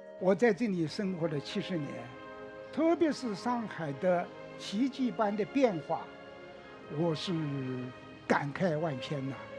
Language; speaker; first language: Chinese; native; Chinese